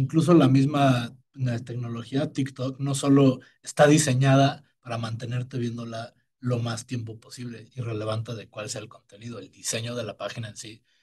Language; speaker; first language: Spanish; native; Spanish